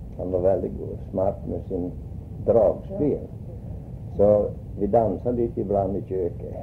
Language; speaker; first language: Swedish; early bilingual, heritage; Swedish